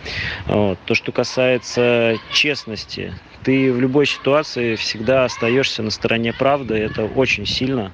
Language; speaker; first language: Russian; native; Russian